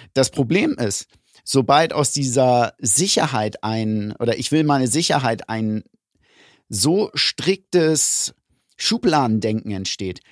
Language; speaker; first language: German; early bilingual, other home language; Greek